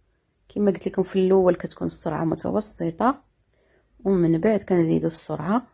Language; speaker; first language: Arabic; native; Arabic